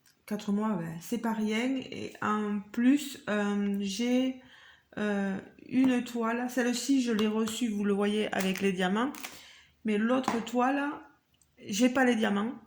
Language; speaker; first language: French; native; French